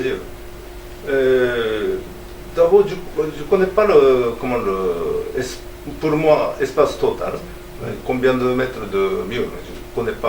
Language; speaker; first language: French; non-native, learner; Japanese